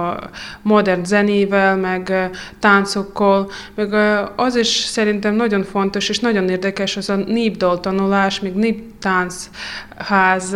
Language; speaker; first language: Hungarian; non-native, fluent; Russian